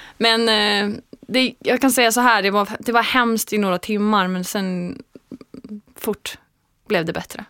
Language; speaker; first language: Swedish; non-native, fluent; Icelandic